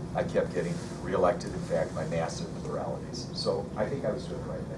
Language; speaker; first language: English; native; English